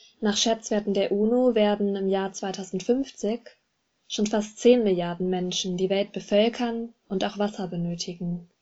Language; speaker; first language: German; native; German